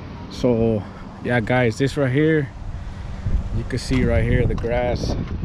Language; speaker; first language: English; early bilingual, other home language; Spanish